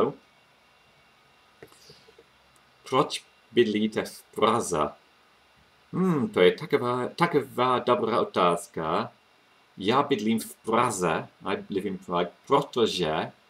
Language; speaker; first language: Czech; non-native, fluent; English